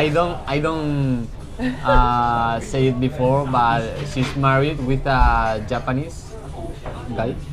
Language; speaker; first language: English; non-native, learner; Spanish